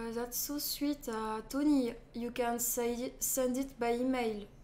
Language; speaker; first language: English; non-native, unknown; French